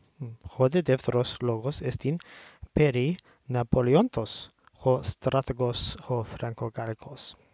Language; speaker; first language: Greek; non-native, learner; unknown